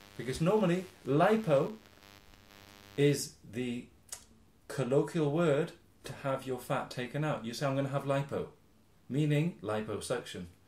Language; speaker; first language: English; native; English